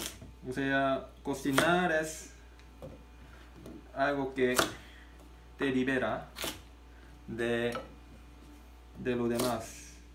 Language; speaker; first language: Spanish; non-native, learner; Korean